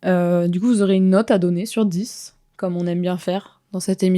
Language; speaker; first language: French; native; French